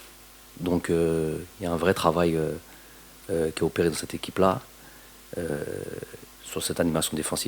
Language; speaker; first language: French; native; French